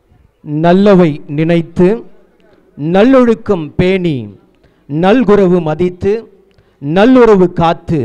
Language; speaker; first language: Tamil; native; Tamil